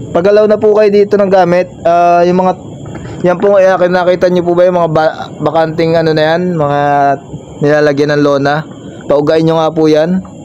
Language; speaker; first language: Filipino; native; Filipino